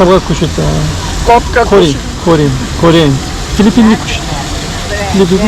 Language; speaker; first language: Russian; non-native, learner; Bulgarian